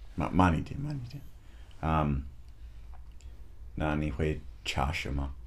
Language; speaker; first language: Chinese; non-native, learner; English